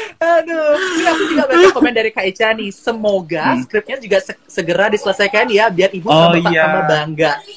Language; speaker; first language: Indonesian; native; Indonesian